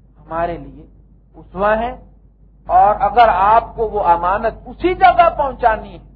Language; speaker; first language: Urdu; native; Urdu